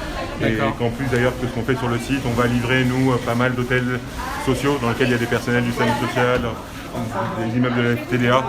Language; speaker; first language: French; native; French